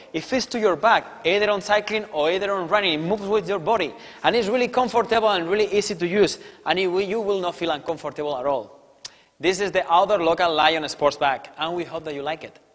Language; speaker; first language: English; non-native, fluent; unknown